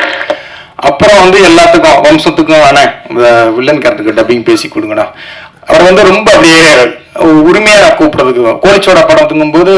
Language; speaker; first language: Tamil; native; Tamil